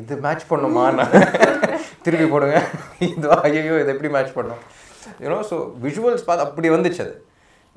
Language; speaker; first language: Tamil; non-native, local second language; Telugu